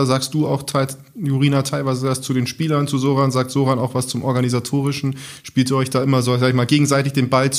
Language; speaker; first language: German; native; German